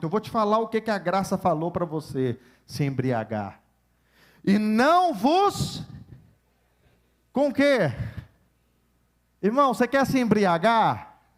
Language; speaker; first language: Portuguese; native; Portuguese